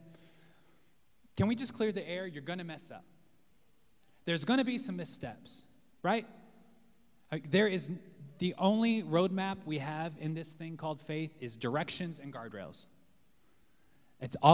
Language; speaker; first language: English; native; English